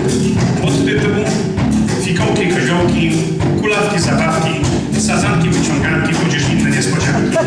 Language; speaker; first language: Polish; native; Polish